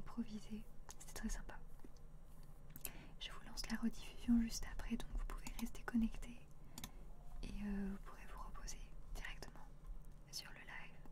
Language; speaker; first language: French; native; French